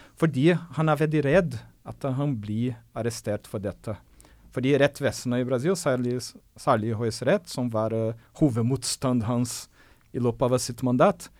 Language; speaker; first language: Norwegian; non-native, fluent; Portuguese